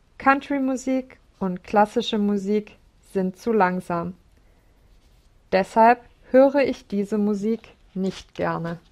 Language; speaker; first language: German; non-native, learner; English